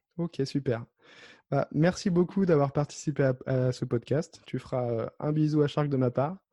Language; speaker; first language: French; native; French